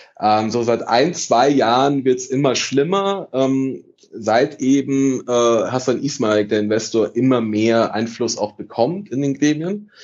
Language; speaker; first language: German; early bilingual, other home language; Italian